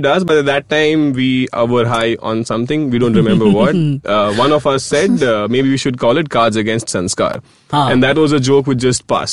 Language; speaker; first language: English; non-native, local second language; Gujarati